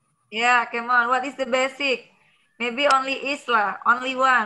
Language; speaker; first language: English; non-native, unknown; Indonesian